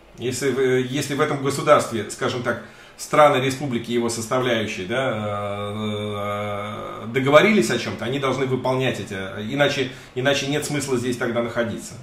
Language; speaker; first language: Russian; native; Russian